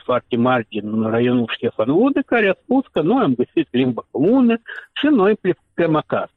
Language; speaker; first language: Romanian; non-native, local second language; Russian